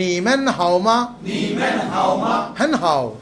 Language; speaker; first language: Chinese; non-native, fluent; Bangla